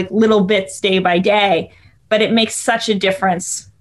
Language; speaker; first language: English; native; English